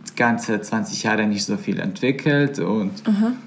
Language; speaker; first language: German; non-native, fluent; Croatian